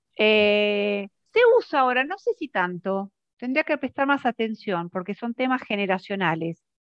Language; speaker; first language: Spanish; native; Spanish